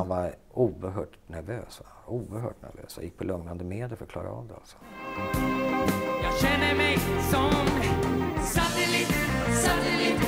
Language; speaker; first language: Swedish; native; Swedish